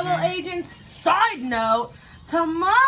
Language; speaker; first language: English; native; English